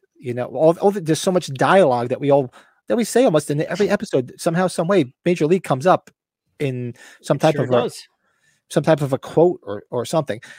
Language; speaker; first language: English; native; English